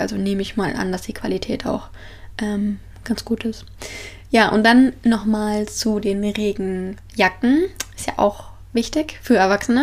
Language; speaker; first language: German; native; German